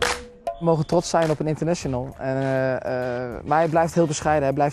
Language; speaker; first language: Dutch; native; Dutch